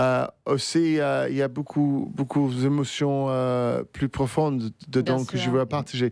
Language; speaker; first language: French; non-native, fluent; English